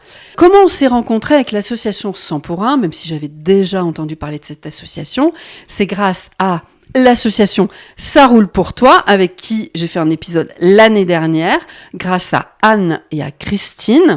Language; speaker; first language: French; native; French